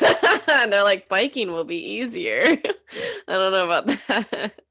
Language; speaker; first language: English; native; English